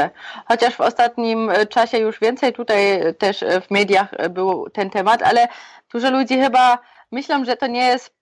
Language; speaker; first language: Polish; early bilingual, other home language; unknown